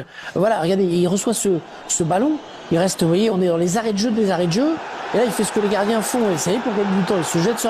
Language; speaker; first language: French; native; French